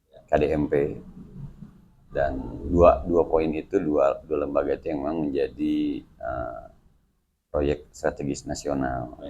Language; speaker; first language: Indonesian; non-native, local second language; Sundanese